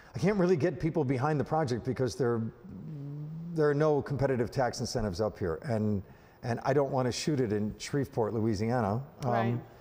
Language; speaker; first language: English; native; English